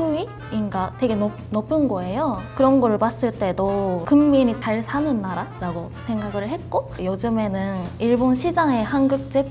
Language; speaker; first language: Korean; non-native, fluent; Japanese